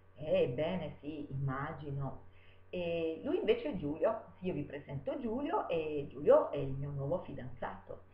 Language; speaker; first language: Italian; native; Italian